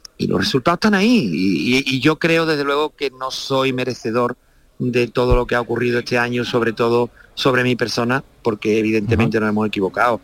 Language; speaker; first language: Spanish; native; Spanish